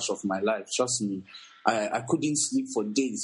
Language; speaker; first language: English; non-native, local second language; Akan